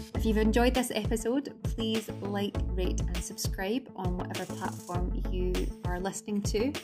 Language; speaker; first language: English; native; English